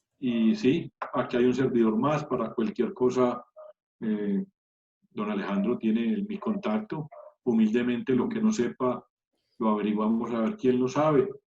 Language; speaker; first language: Spanish; native; Spanish